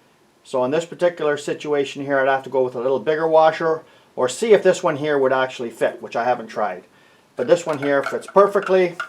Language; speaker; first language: English; native; English